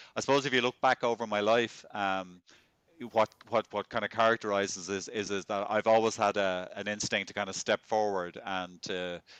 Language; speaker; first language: English; native; English